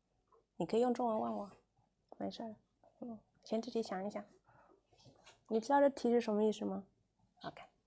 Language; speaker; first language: Chinese; non-native, fluent; English